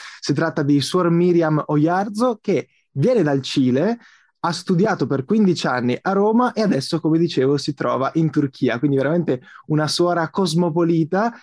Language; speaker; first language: Italian; native; Italian